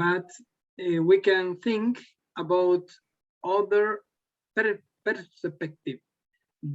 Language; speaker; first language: English; non-native, learner; Spanish